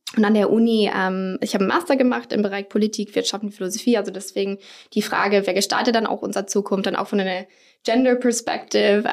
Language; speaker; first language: German; non-native, fluent; English